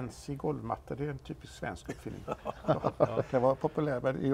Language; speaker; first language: Swedish; native; Swedish